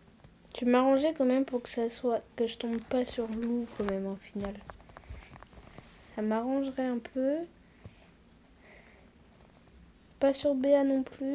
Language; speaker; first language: French; native; French